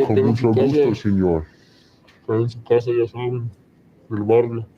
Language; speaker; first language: Spanish; native; Spanish